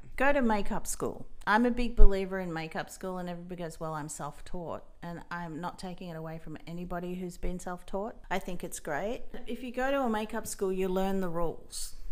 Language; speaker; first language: English; native; English